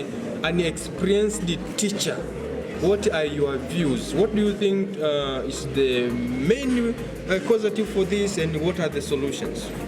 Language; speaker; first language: English; non-native, local second language; Swahili